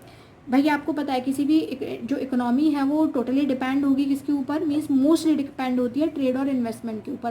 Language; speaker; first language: Hindi; native; Hindi